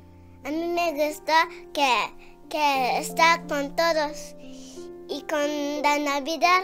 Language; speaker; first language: Spanish; early bilingual, heritage; Japanese